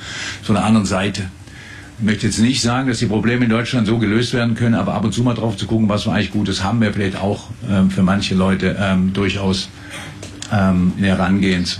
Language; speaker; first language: German; native; German